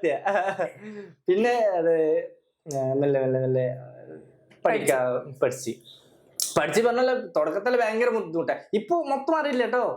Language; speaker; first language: Malayalam; non-native, local second language; Bangla